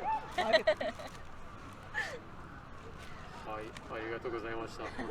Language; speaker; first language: Japanese; non-native, learner; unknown